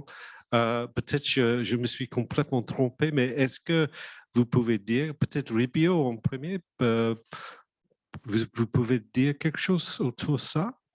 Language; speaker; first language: French; non-native, fluent; English